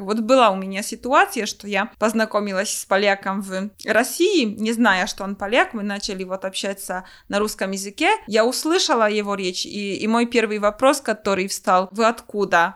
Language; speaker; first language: Russian; non-native, fluent; Polish